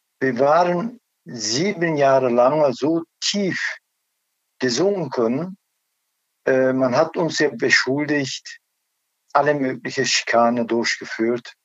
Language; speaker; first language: German; non-native, learner; Turkish